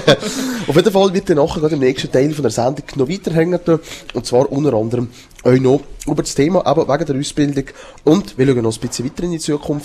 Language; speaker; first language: German; native; German